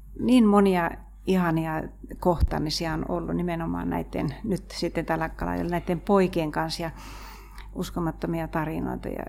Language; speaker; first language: Finnish; native; Finnish